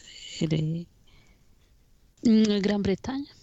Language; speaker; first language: French; non-native, fluent; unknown